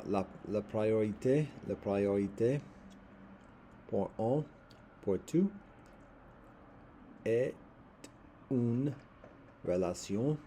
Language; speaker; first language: French; non-native, learner; English